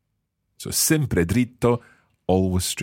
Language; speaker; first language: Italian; non-native, fluent; English